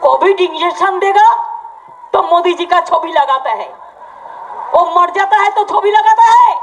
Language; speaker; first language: Hindi; non-native, local second language; Bangla